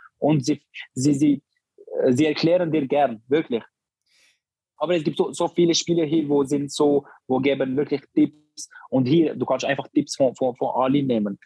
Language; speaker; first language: German; non-native, learner; Albanian